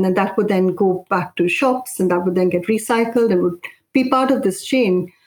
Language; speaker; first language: English; non-native, local second language; Malayalam